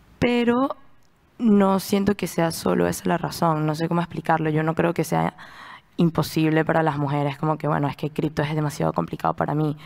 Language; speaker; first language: Spanish; native; Spanish